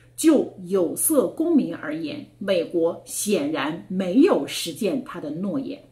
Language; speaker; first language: Chinese; native; Chinese